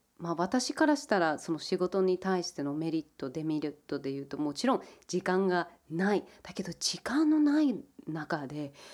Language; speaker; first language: Japanese; early bilingual, heritage; English